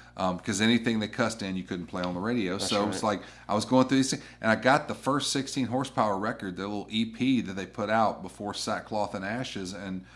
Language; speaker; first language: English; native; English